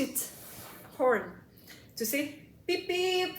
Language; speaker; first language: French; non-native, fluent; Indonesian